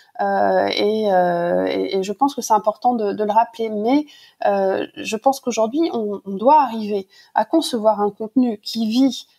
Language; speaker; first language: French; native; French